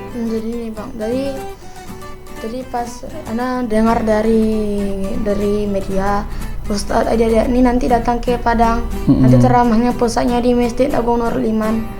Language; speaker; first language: Indonesian; non-native, local second language; Minangkabau